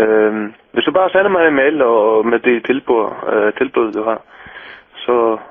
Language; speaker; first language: Danish; non-native, local second language; Faroese